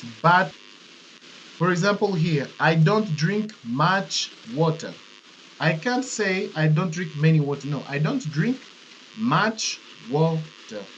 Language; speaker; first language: English; non-native, fluent; Swahili